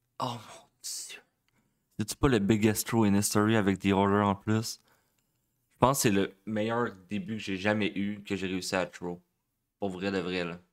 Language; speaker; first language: French; native; French